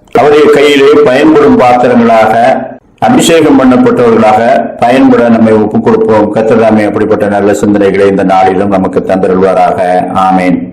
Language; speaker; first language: Tamil; native; Tamil